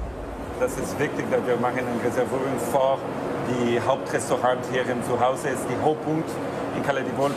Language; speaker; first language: German; non-native, fluent; Italian